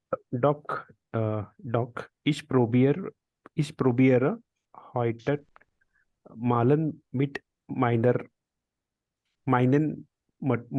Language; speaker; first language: German; non-native, learner; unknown